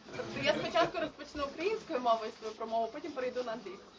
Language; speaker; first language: Ukrainian; native; Ukrainian